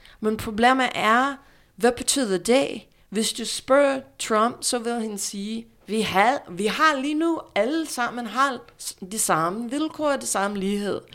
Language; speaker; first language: Danish; non-native, fluent; English